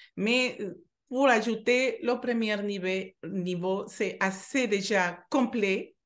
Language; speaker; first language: French; non-native, fluent; Spanish